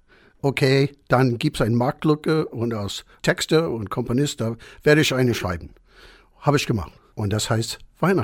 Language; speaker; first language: German; non-native, fluent; English